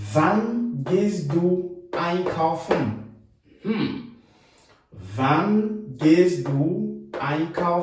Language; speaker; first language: German; non-native, learner; French